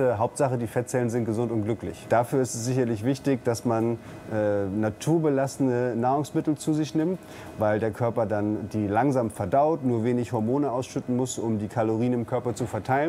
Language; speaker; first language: German; native; German